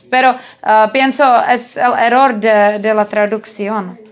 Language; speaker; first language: Spanish; non-native, learner; Czech